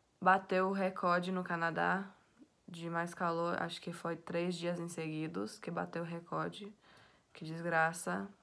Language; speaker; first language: Portuguese; non-native, fluent; English